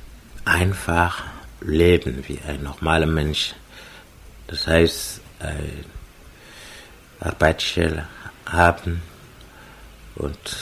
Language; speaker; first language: German; non-native, fluent; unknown